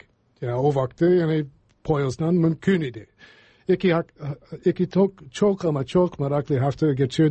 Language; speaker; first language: Turkish; non-native, fluent; English